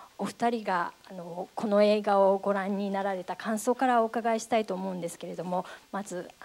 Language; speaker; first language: Japanese; native; Japanese